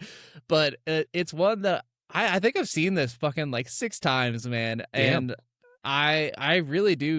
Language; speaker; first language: English; native; English